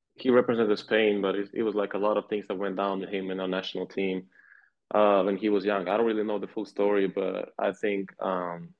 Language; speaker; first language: English; non-native, fluent; Serbian